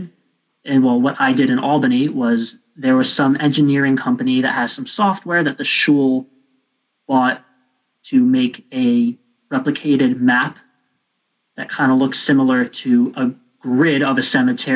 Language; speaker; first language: English; native; English